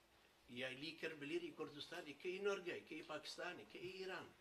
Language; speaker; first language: Norwegian; non-native, learner; Kurdish